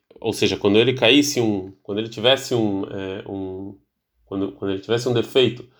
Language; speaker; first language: Portuguese; early bilingual, heritage; Portuguese